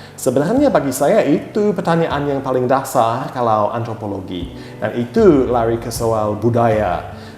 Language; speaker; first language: Indonesian; non-native, fluent; English